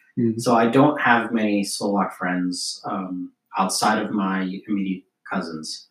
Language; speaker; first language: English; early bilingual, other home language; Slovak